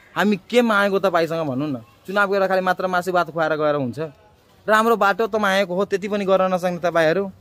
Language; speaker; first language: Nepali; non-native, local second language; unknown